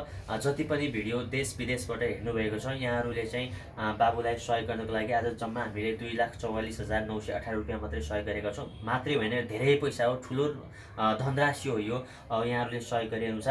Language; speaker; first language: Nepali; native; Nepali